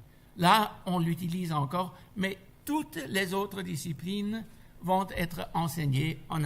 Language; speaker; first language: French; non-native, fluent; German